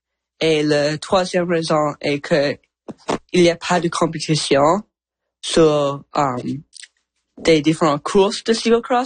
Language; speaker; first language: French; non-native, local second language; English